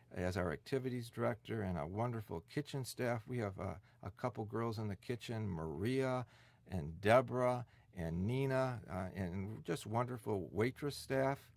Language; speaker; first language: English; native; English